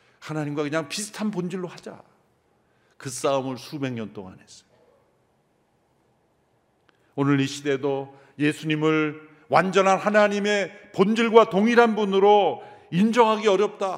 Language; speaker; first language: Korean; native; Korean